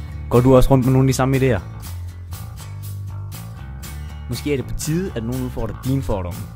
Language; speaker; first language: Danish; native; Danish